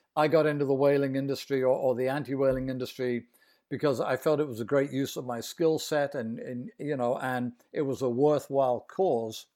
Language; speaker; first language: English; native; English